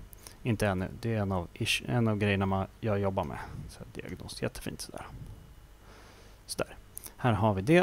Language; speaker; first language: Swedish; native; Swedish